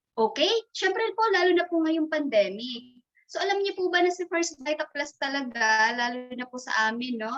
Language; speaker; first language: Filipino; non-native, local second language; Masbatenyo